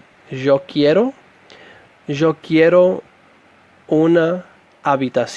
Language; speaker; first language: Spanish; non-native, fluent; English